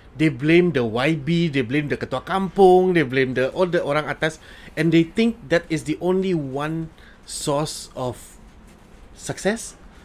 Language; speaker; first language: English; non-native, local second language; Malay